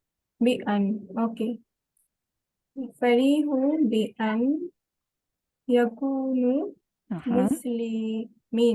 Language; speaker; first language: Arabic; non-native, learner; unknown